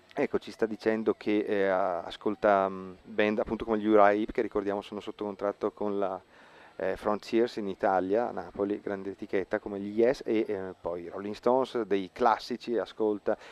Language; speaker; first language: Italian; native; Italian